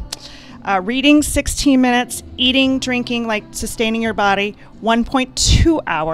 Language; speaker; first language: English; native; English